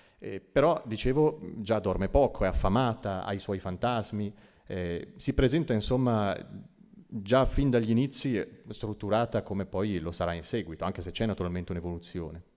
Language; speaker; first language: Italian; native; Italian